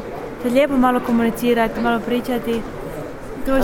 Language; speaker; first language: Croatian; early bilingual, heritage; Bosnian